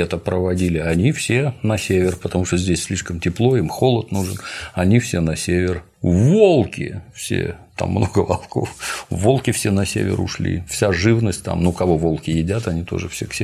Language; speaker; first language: Russian; native; Russian